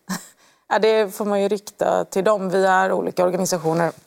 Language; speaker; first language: Swedish; early bilingual, other home language; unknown